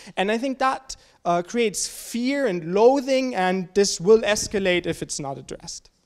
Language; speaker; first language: English; non-native, fluent; German